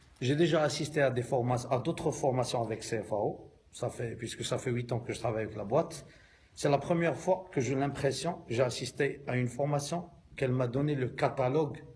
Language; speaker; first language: French; non-native, local second language; Arabic